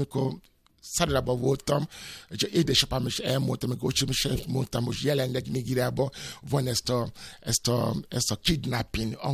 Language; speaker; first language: Hungarian; non-native, fluent; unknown